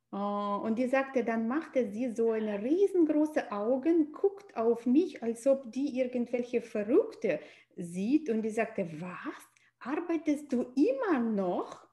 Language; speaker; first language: German; non-native, fluent; Russian